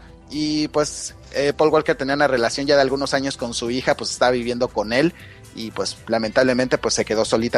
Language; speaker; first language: Spanish; native; Spanish